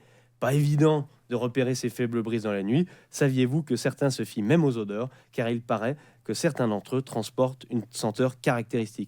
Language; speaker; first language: French; native; French